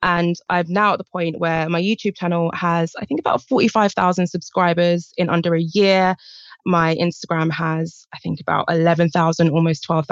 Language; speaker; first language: English; native; English